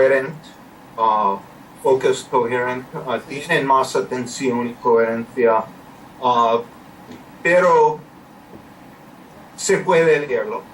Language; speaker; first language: Spanish; non-native, learner; English